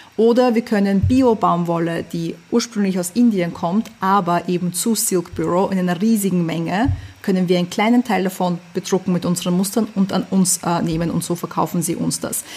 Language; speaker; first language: German; early bilingual, other home language; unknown